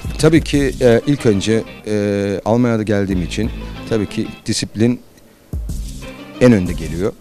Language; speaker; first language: Turkish; early bilingual, heritage; Turkish